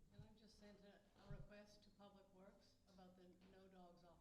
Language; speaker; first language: English; native; English